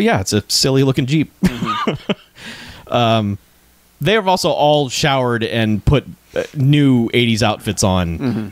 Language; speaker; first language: English; native; English